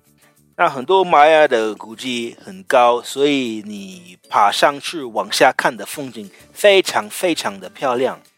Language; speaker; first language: Chinese; non-native, fluent; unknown